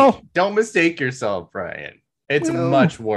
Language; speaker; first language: English; native; English